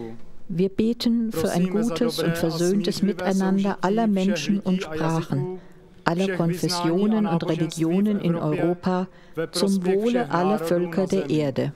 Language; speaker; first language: German; native; German